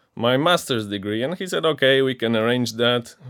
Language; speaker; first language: English; non-native, fluent; Polish